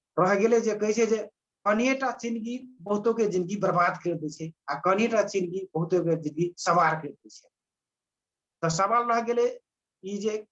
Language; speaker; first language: Maithili; non-native, local second language; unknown